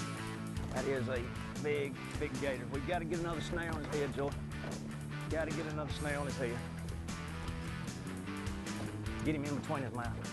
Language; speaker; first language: English; native; English